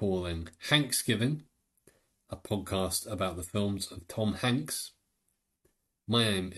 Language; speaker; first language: English; native; English